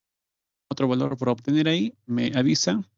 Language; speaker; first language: Spanish; native; Spanish